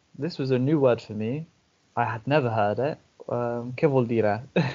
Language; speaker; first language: English; native; English